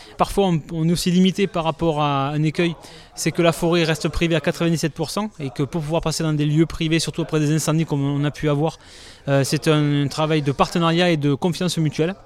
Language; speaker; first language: French; native; French